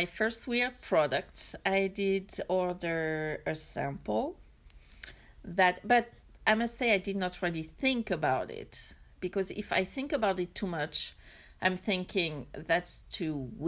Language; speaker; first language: English; non-native, fluent; French